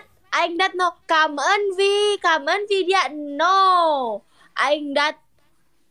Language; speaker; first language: Vietnamese; non-native, learner; Indonesian